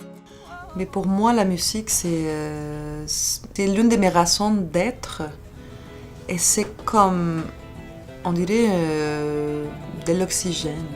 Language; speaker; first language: French; non-native, fluent; Spanish